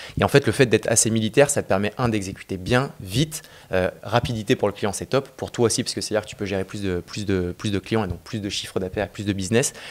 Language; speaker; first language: French; native; French